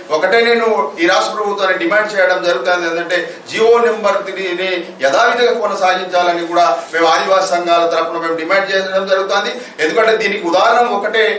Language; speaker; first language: Telugu; non-native, local second language; Gondi